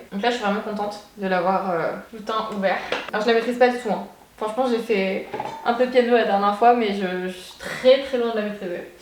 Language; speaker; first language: French; native; French